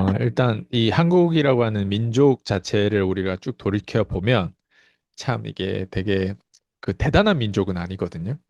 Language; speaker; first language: Korean; non-native, fluent; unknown